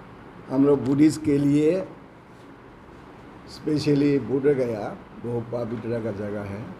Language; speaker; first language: Hindi; non-native, learner; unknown